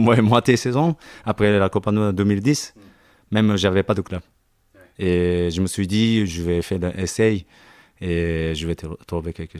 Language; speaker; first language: French; non-native, learner; Japanese